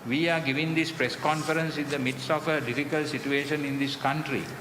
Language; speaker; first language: English; non-native, local second language; Sinhala